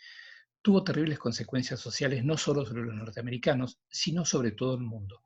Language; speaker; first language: Spanish; native; Spanish